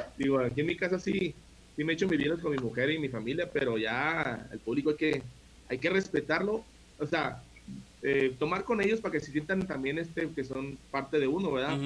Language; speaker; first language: Spanish; native; Spanish